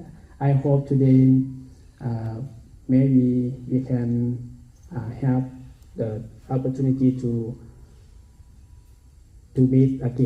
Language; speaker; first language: English; non-native, learner; Thai